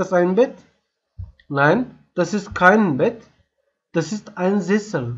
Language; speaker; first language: German; non-native, fluent; Turkish